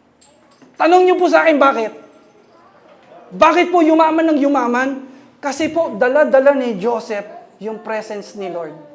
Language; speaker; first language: Filipino; native; Filipino